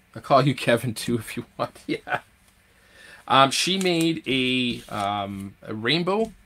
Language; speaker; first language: English; native; English